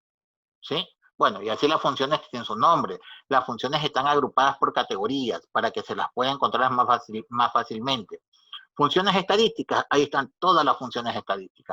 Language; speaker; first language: Spanish; native; Spanish